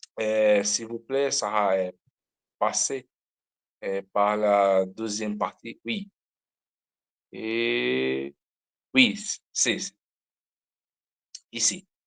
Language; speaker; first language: French; non-native, learner; Portuguese